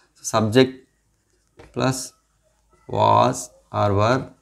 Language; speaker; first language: English; non-native, local second language; Telugu